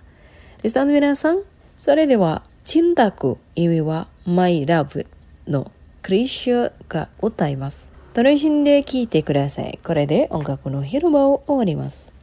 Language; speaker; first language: Japanese; non-native, fluent; Indonesian